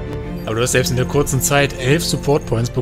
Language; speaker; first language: German; native; German